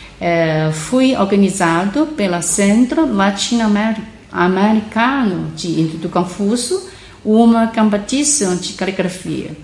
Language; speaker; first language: Portuguese; non-native, learner; Chinese